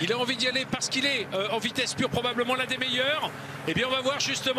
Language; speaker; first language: French; native; French